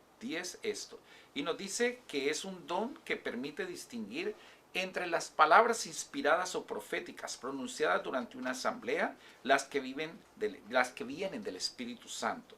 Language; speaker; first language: Spanish; native; Spanish